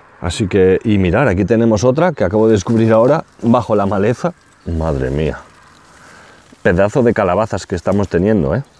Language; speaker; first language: Spanish; native; Spanish